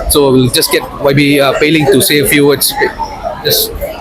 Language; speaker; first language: English; non-native, local second language; Tamil